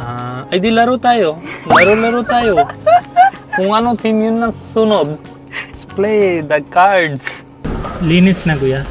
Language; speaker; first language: Filipino; non-native, learner; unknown